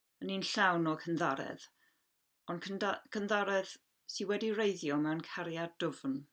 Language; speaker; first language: Welsh; non-native, local second language; English